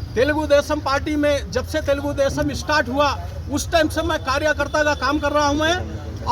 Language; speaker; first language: Hindi; non-native, local second language; Telugu